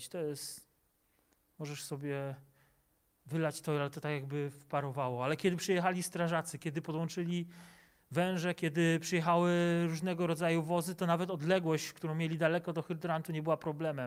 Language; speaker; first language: Polish; native; Polish